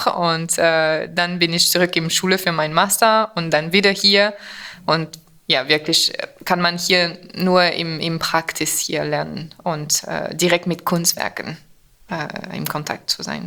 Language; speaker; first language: German; non-native, fluent; French